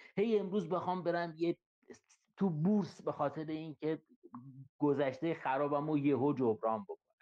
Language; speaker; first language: Persian; native; Persian